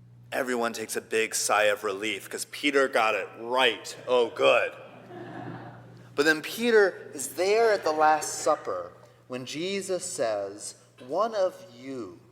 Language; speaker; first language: English; native; English